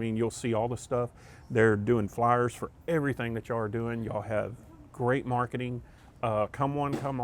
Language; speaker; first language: English; native; English